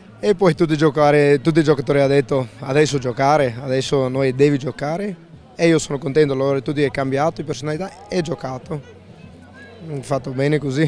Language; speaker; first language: Italian; non-native, learner; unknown